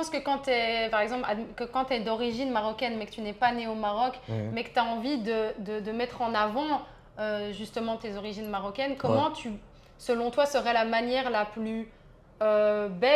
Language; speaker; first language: French; native; French